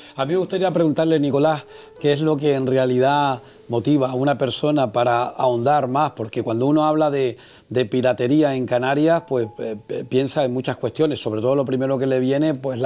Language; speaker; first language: Spanish; native; Spanish